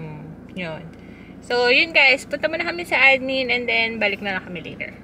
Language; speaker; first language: Filipino; native; Filipino